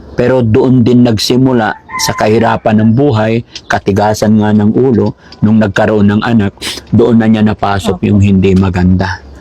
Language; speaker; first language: Filipino; non-native, local second language; Pangasinan